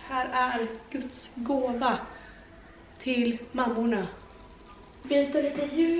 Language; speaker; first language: Swedish; native; Swedish